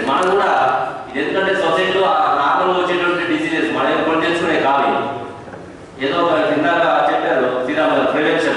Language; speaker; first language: Telugu; native; Telugu